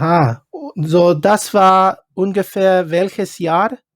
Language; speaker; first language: German; non-native, learner; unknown